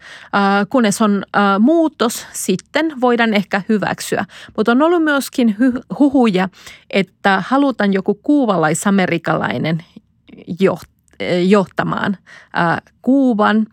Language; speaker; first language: Finnish; non-native, fluent; Spanish